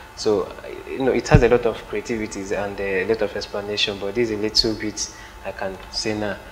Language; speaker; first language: English; non-native, local second language; Igbo